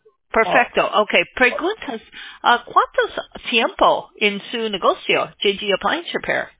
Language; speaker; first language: Spanish; non-native, learner; English